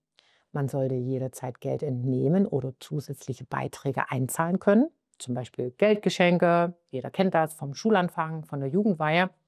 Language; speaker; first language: German; native; German